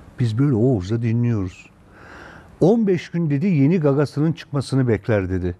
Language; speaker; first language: Turkish; native; Turkish